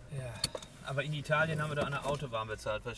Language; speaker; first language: German; native; German